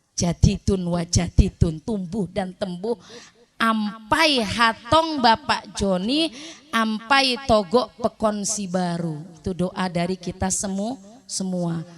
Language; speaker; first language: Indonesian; native; Indonesian